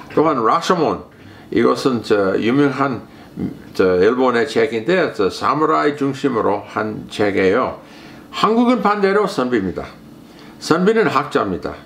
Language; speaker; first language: Korean; non-native, fluent; English